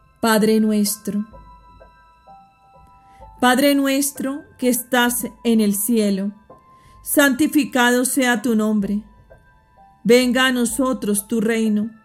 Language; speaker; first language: Spanish; native; Spanish